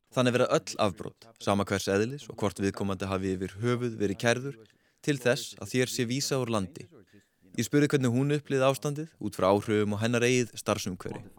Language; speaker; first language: Icelandic; native; Icelandic